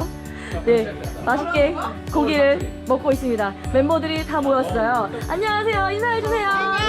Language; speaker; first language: Korean; native; Korean